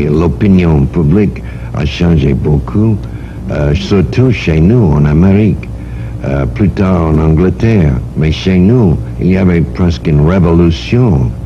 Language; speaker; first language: French; non-native, fluent; English